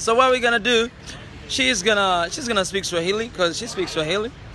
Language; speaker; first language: English; non-native, local second language; Swahili